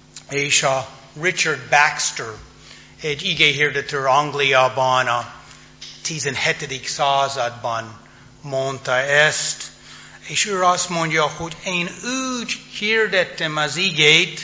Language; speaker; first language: Hungarian; non-native, fluent; English